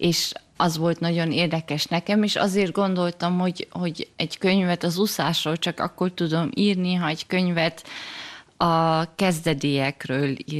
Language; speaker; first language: Hungarian; early bilingual, heritage; German